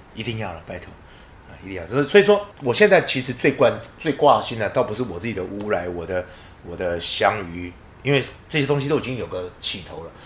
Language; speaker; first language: Chinese; native; Chinese